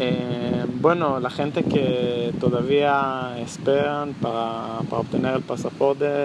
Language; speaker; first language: Spanish; non-native, learner; Hebrew